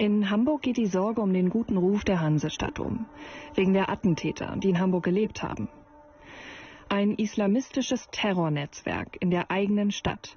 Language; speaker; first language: German; native; German